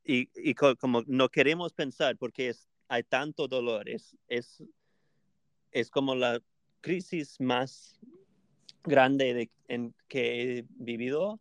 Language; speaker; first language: Spanish; non-native, fluent; English